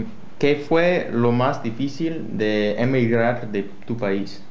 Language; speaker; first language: Spanish; non-native, learner; English